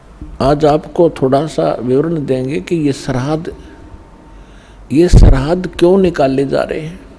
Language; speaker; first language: Hindi; native; Hindi